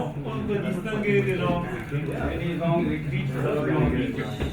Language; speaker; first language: French; non-native, fluent; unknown